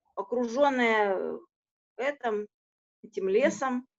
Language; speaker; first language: Russian; non-native, local second language; Kazakh